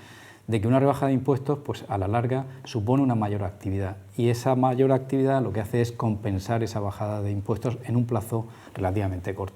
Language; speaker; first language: Spanish; native; Spanish